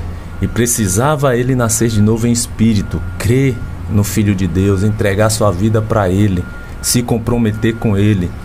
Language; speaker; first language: Portuguese; native; Portuguese